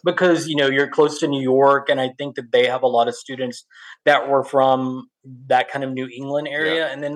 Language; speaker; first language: English; native; English